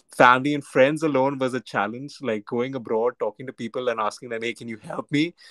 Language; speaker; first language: English; non-native, local second language; Hindi